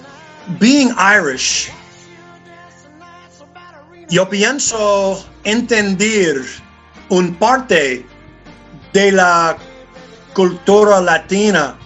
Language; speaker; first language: Spanish; non-native, learner; English